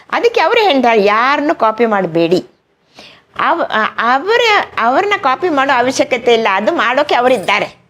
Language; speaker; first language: Kannada; non-native, local second language; Malayalam